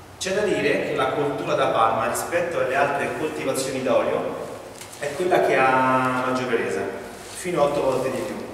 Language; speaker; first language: Italian; native; Italian